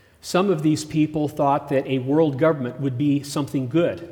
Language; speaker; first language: English; early bilingual, other home language; German